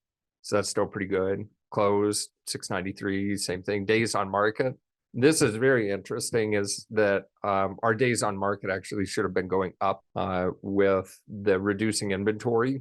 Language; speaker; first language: English; native; English